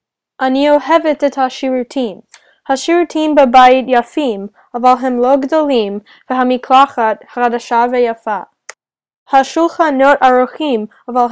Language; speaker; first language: Hebrew; non-native, learner; English